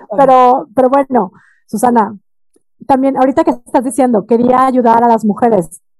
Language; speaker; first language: Spanish; native; Spanish